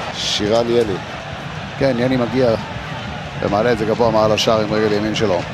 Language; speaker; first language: Hebrew; native; Hebrew